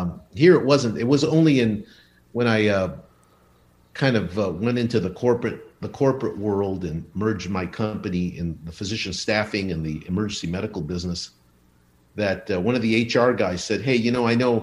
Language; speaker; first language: English; early bilingual, other home language; Spanish